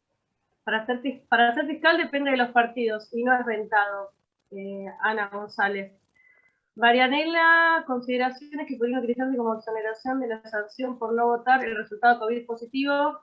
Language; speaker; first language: Spanish; native; Spanish